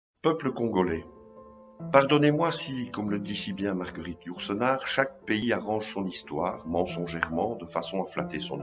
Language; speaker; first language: French; native; French